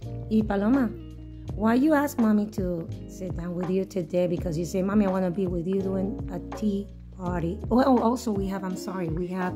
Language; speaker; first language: English; non-native, learner; Spanish